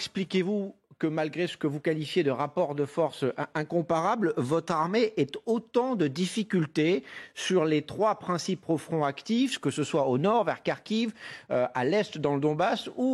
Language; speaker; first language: French; native; French